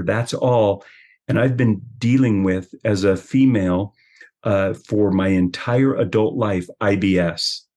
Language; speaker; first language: English; native; English